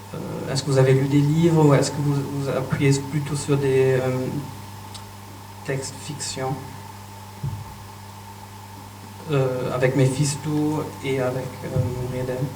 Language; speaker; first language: French; non-native, fluent; German